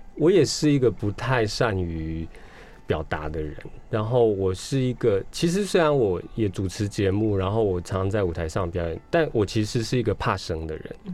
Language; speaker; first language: Chinese; non-native, local second language; Min Nan Chinese